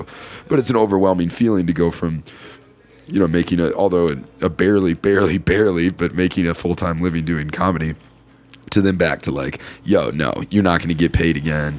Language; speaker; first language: English; native; English